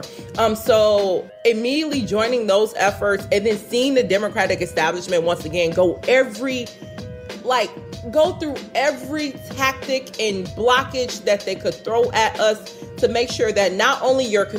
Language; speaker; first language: English; native; English